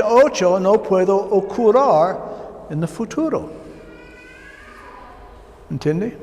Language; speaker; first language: Spanish; non-native, learner; English